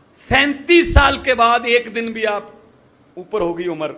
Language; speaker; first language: Hindi; non-native, local second language; Punjabi